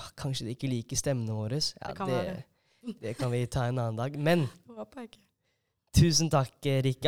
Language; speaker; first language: Norwegian; native; Norwegian